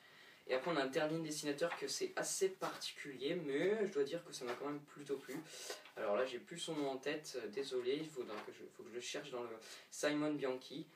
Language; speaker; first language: French; native; French